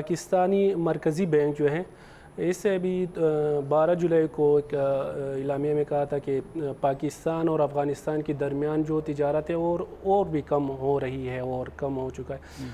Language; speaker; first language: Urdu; non-native, fluent; Pashto